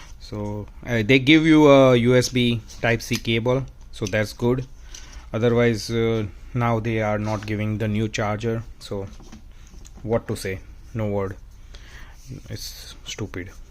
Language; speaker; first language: English; non-native, fluent; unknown